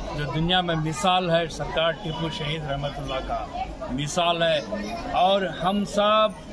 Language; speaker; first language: Hindi; non-native, local second language; Urdu